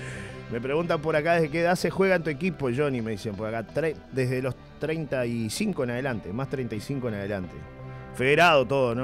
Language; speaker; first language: Spanish; native; Spanish